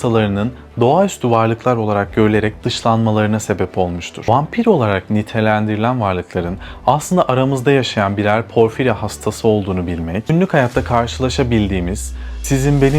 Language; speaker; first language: Turkish; native; Turkish